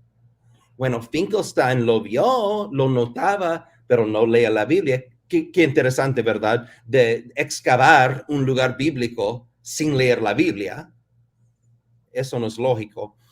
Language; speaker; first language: Spanish; non-native, fluent; English